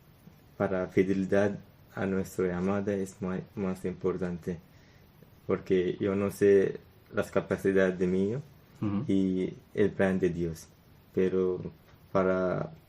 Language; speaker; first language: Spanish; non-native, learner; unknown